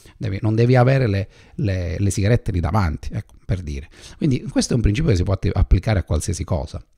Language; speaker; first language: Italian; native; Italian